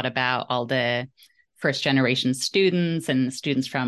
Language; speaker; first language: English; early bilingual, other home language; German